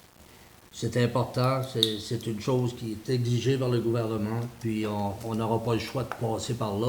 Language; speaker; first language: French; native; French